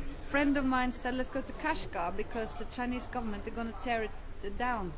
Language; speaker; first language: English; native; English